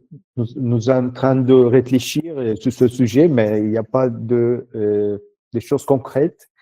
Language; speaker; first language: French; non-native, learner; Turkish